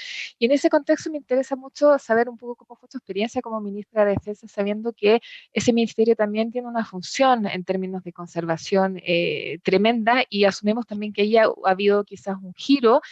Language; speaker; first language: Spanish; native; Spanish